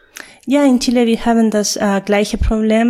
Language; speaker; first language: German; non-native, fluent; Spanish